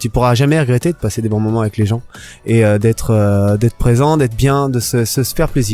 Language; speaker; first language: French; native; French